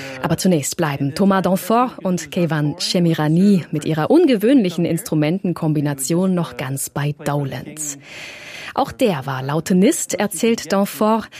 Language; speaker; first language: German; native; German